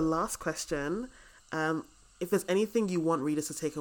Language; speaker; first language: English; native; English